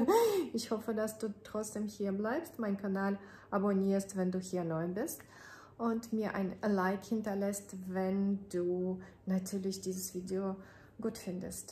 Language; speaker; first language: German; non-native, fluent; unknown